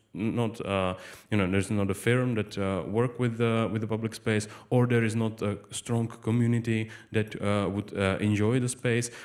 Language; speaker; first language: English; non-native, fluent; Czech